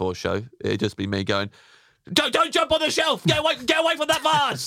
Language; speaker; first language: English; native; English